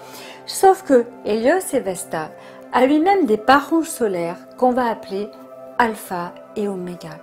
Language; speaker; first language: French; native; French